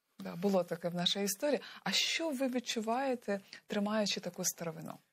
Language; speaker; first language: Ukrainian; non-native, local second language; Crimean Tatar